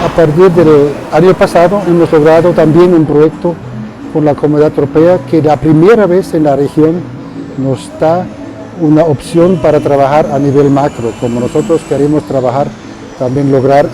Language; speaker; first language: Spanish; non-native, fluent; German